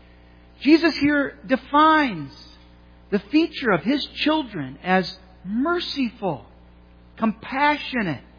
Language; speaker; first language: English; native; English